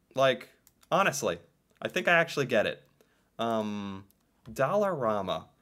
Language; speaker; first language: English; native; English